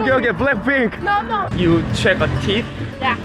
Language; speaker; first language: English; non-native, learner; Korean